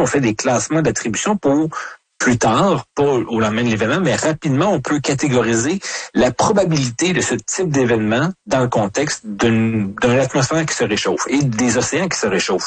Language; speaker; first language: French; native; French